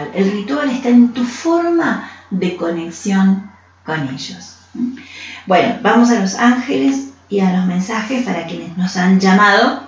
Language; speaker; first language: Spanish; native; Spanish